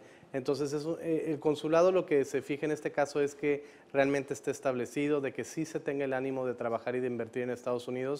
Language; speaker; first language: Spanish; native; Spanish